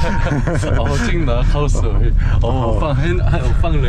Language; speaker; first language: Thai; non-native, learner; Korean